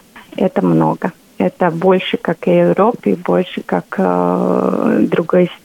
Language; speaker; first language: Russian; non-native, local second language; Latvian